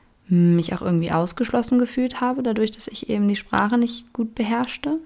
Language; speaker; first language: German; native; German